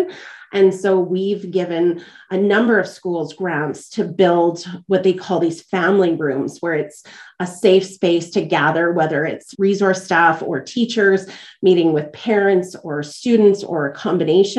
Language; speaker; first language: English; native; English